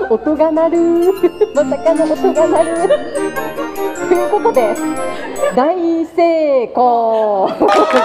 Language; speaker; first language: Japanese; native; Japanese